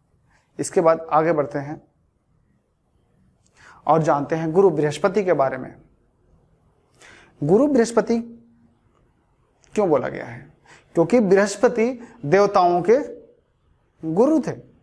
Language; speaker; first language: Hindi; native; Hindi